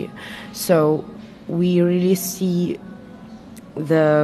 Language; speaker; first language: English; non-native, fluent; Arabic